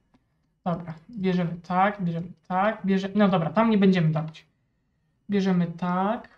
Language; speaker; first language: Polish; native; Polish